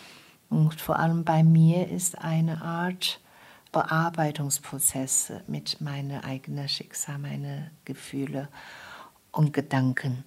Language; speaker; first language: German; non-native, fluent; Chinese